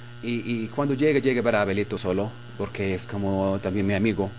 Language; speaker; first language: Spanish; non-native, learner; Arabic